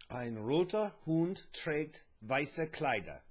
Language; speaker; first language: German; non-native, learner; English